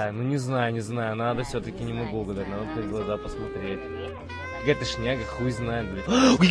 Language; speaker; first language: Russian; native; Russian